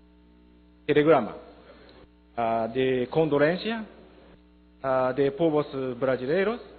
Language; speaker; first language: Portuguese; non-native, learner; Japanese